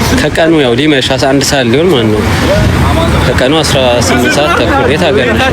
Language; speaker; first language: Amharic; native; Amharic